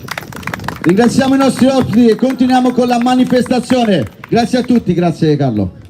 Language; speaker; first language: Italian; native; Italian